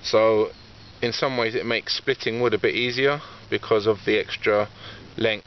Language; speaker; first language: English; native; English